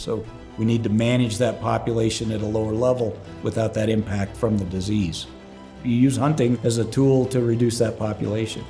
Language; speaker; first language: English; native; English